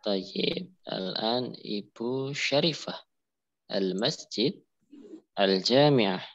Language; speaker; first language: Arabic; non-native, fluent; Indonesian